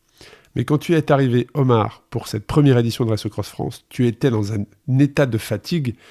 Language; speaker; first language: French; native; French